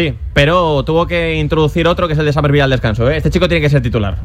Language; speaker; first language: Spanish; native; Spanish